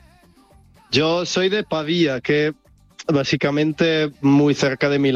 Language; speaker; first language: Spanish; non-native, fluent; Italian